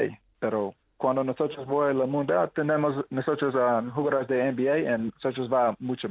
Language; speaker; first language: Spanish; non-native, learner; English